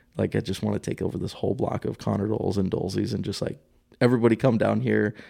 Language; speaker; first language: English; native; English